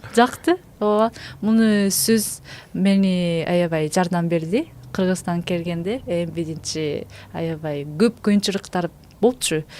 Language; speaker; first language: Kyrgyz; non-native, learner; Japanese